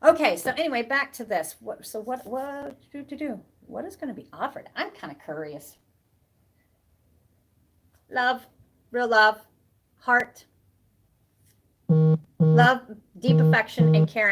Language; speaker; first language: English; native; English